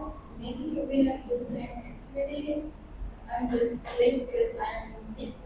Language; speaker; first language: English; non-native, learner; Indonesian